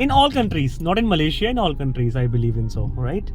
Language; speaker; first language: English; non-native, local second language; Hindi